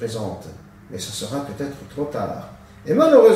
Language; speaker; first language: French; non-native, local second language; Arabic